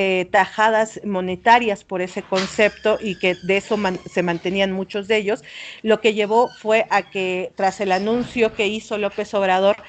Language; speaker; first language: Spanish; native; Spanish